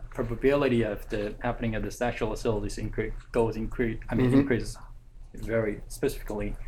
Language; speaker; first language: English; non-native, fluent; Korean